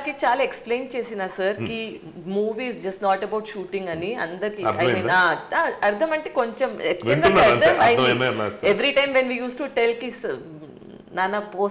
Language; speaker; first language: Telugu; non-native, local second language; Hindi